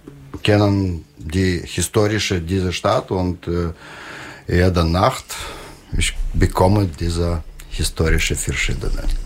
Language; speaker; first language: German; non-native, learner; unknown